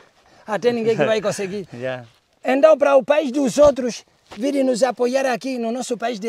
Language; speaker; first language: Portuguese; non-native, local second language; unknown